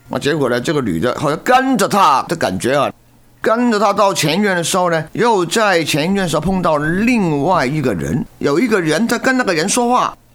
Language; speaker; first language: Chinese; non-native, local second language; Cantonese